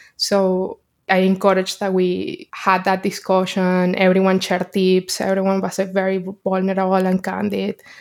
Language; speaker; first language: English; non-native, fluent; Spanish